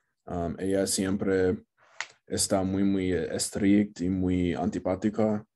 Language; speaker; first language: Spanish; non-native, learner; English